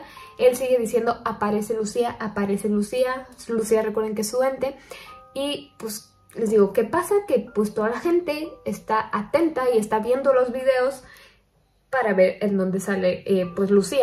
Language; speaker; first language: Spanish; native; Spanish